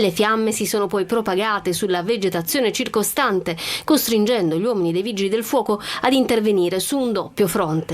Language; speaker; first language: Italian; native; Italian